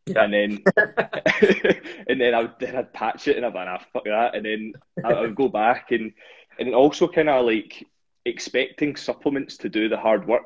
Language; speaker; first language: English; native; English